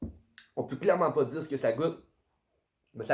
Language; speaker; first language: French; native; French